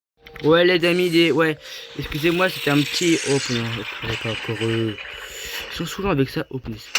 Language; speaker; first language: French; native; French